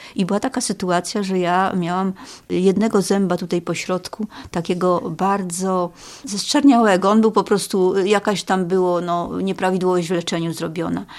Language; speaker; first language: Polish; native; Polish